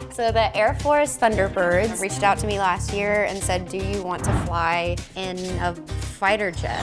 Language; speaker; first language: English; native; English